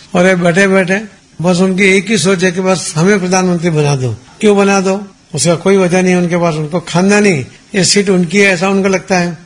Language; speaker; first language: Hindi; non-native, local second language; Gujarati